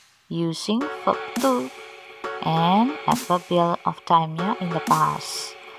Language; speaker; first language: English; non-native, learner; Javanese